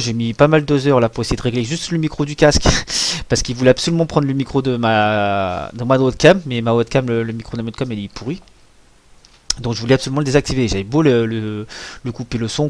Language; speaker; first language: French; native; French